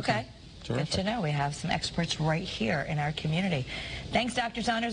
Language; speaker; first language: English; native; English